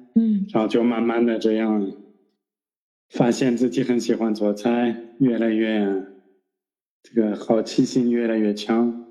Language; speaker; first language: Chinese; non-native, fluent; French